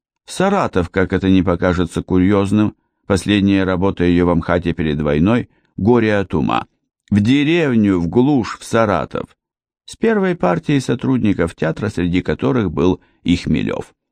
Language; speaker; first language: Russian; native; Russian